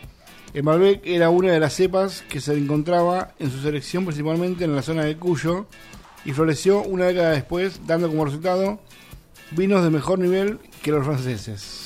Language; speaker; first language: Spanish; native; Spanish